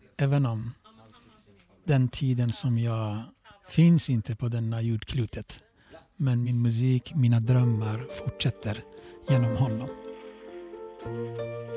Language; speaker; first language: Swedish; non-native, fluent; Baluchi